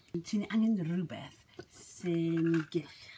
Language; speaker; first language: Welsh; non-native, learner; English